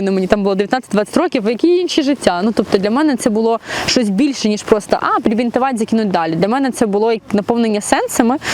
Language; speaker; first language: Ukrainian; non-native, local second language; Russian